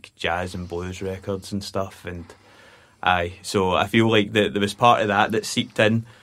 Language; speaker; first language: English; native; English